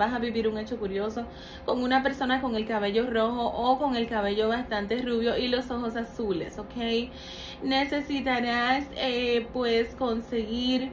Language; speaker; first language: Spanish; native; Spanish